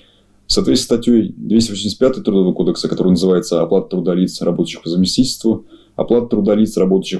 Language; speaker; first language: Russian; native; Russian